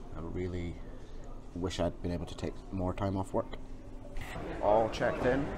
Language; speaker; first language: English; native; English